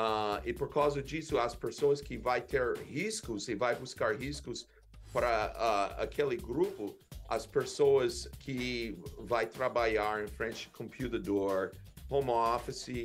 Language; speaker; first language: Portuguese; non-native, learner; English